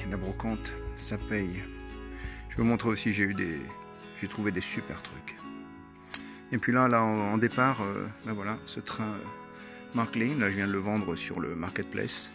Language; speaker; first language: French; native; French